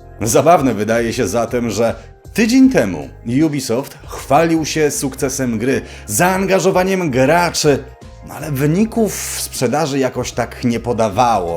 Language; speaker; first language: Polish; native; Polish